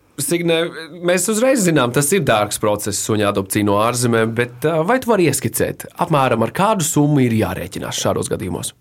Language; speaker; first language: Latvian; native; Latvian